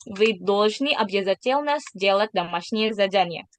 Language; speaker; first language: Russian; non-native, learner; Indonesian